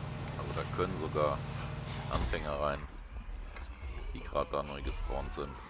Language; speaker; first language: German; native; German